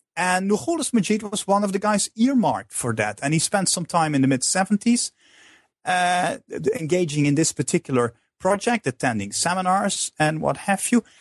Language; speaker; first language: English; non-native, fluent; Dutch